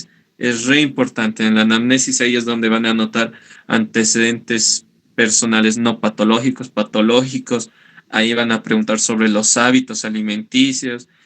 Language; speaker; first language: Spanish; native; Spanish